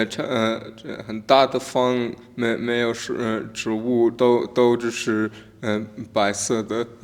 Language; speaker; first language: Chinese; non-native, learner; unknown